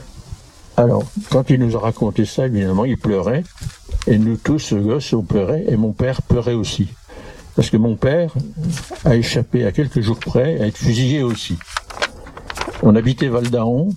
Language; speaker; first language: French; native; French